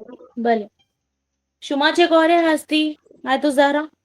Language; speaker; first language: Persian; non-native, learner; Urdu